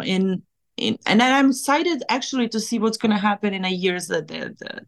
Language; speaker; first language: English; non-native, fluent; Serbian